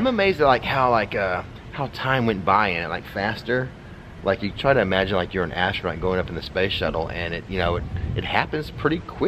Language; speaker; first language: English; native; English